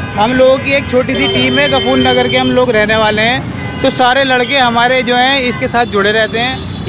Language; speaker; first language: Hindi; native; Hindi